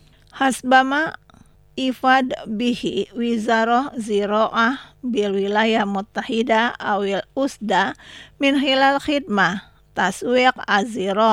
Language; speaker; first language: Arabic; non-native, learner; Indonesian